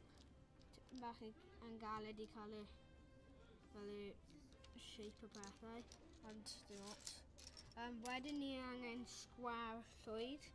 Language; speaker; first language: Welsh; non-native, local second language; English